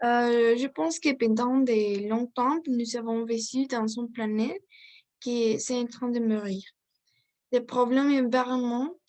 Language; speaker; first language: French; non-native, learner; Spanish